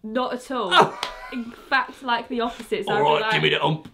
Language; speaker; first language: English; native; English